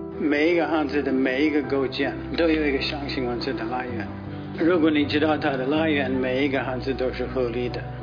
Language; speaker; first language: Chinese; non-native, fluent; English